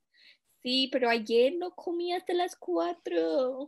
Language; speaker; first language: Spanish; non-native, fluent; English